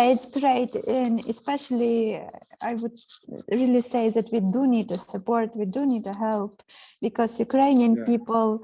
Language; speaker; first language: English; non-native, fluent; Ukrainian